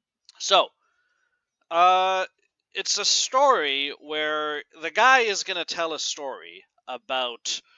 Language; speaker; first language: English; native; English